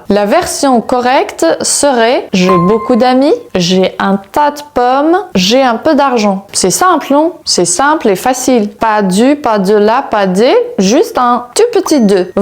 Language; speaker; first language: French; non-native, fluent; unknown